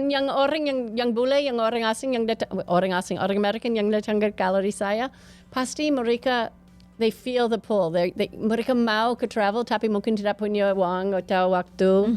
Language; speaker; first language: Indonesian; non-native, fluent; English